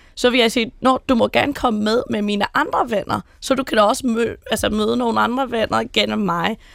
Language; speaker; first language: Danish; non-native, fluent; Persian